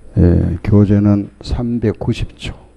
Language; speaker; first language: Korean; native; Korean